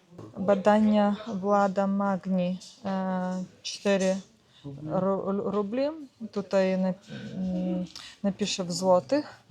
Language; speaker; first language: Polish; non-native, learner; Russian